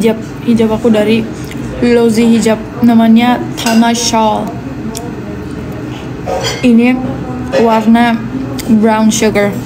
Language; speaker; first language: Indonesian; non-native, learner; Turkish